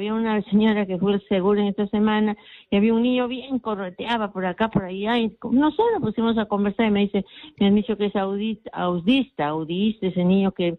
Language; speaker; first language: Spanish; native; Spanish